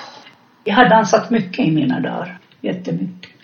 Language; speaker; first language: Swedish; non-native, fluent; Finnish